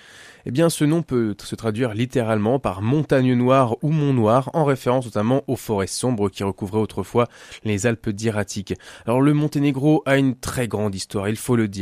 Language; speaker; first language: French; native; French